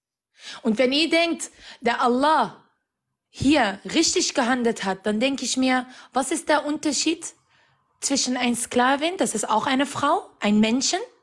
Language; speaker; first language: German; non-native, fluent; Arabic